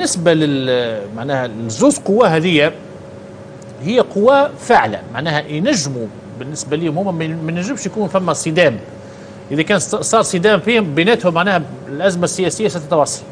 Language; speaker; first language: Arabic; native; Arabic